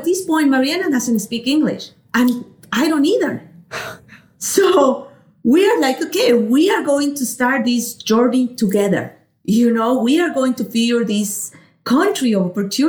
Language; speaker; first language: English; non-native, fluent; Spanish